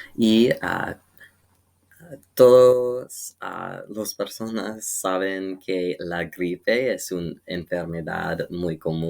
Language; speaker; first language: Spanish; non-native, learner; English